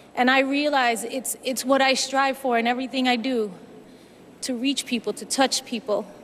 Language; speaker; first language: English; early bilingual, other home language; Spanish